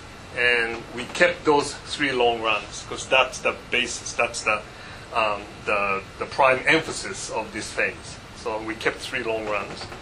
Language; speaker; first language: English; non-native, fluent; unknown